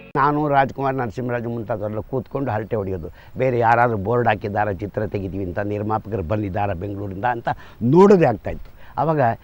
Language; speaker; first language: Kannada; native; Kannada